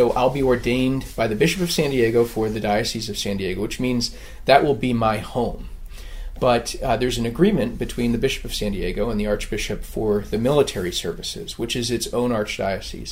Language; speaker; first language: English; native; English